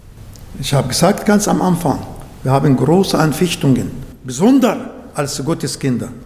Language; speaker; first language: German; non-native, fluent; Arabic